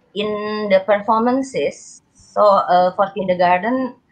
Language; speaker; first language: English; non-native, learner; Indonesian